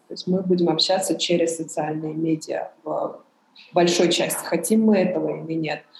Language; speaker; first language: Russian; native; Russian